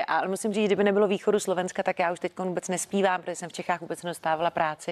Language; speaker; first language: Czech; native; Czech